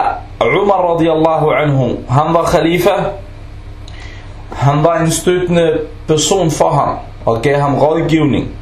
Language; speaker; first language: Danish; non-native, local second language; Arabic